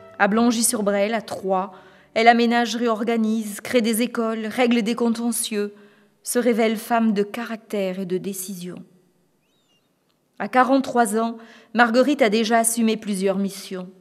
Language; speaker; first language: French; native; French